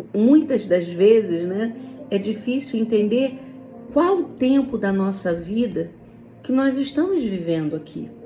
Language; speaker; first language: Portuguese; native; Portuguese